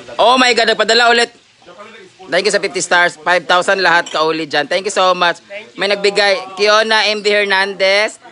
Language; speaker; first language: Filipino; non-native, local second language; Cebuano